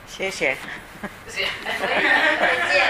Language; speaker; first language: Italian; non-native, fluent; Chinese